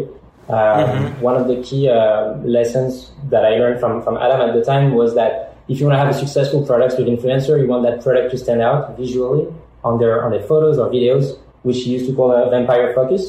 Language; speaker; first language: English; non-native, fluent; French